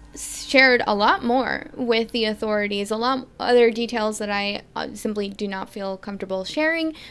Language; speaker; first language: English; native; English